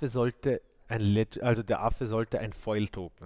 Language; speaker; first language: German; native; German